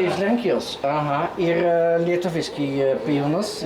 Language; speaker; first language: Lithuanian; non-native, learner; Dutch